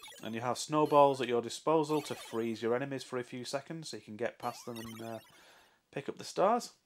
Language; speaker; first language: English; native; English